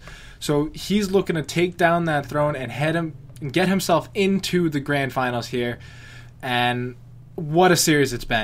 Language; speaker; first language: English; native; English